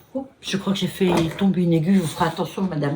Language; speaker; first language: French; native; French